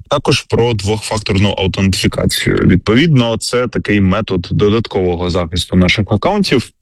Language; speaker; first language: Ukrainian; native; Ukrainian